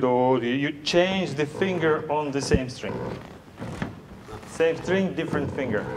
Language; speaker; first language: English; non-native, learner; Russian